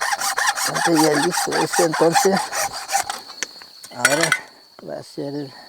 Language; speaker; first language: Spanish; non-native, local second language; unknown